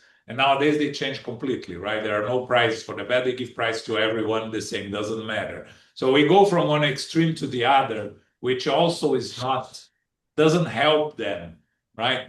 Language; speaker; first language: English; non-native, fluent; Portuguese